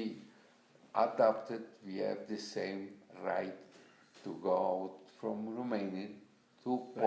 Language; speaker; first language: English; non-native, learner; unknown